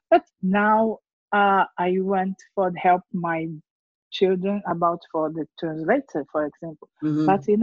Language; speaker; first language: English; non-native, learner; Portuguese